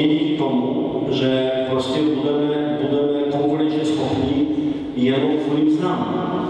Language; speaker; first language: Czech; non-native, fluent; Polish